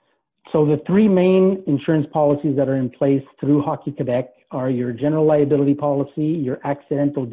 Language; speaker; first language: English; native; English